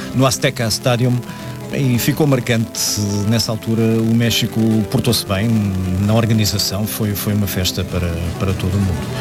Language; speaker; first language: Portuguese; native; Portuguese